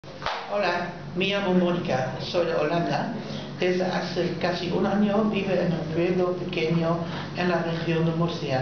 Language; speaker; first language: Spanish; non-native, learner; Dutch